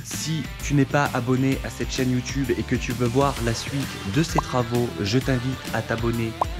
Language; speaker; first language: French; native; French